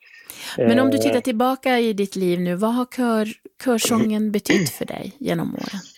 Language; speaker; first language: Swedish; native; Swedish